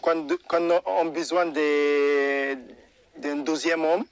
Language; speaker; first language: French; non-native, fluent; Portuguese